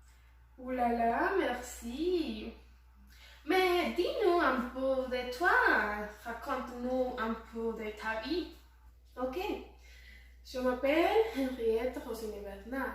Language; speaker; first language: French; non-native, learner; Spanish